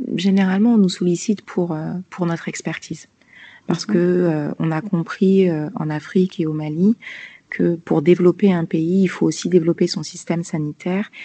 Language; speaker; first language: French; native; French